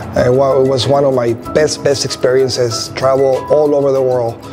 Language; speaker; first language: English; non-native, fluent; Spanish